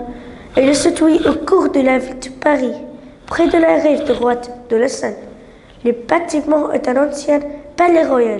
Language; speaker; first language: French; non-native, learner; Arabic